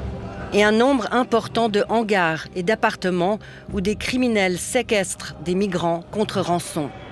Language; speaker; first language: French; native; French